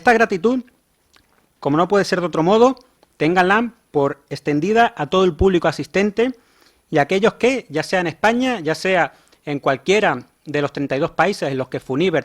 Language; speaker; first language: Spanish; native; Spanish